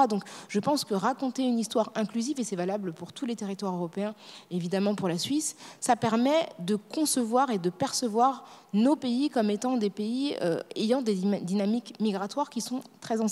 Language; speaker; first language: French; native; French